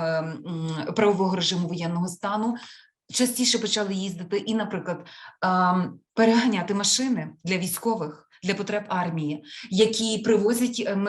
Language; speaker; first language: Ukrainian; native; Ukrainian